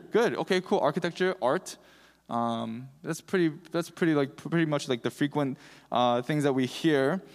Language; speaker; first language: English; early bilingual, other home language; Korean